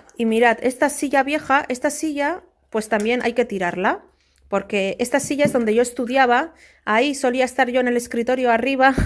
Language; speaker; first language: Spanish; native; Spanish